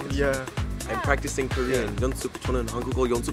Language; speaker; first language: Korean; non-native, learner; English